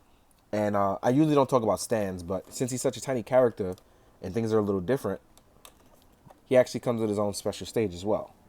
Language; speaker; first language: English; native; English